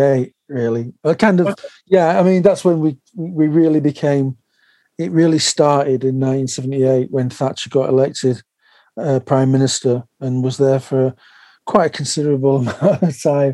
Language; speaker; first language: English; native; English